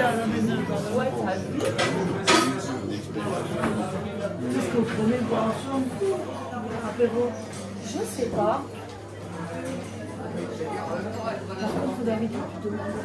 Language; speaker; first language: French; non-native, learner; Armenian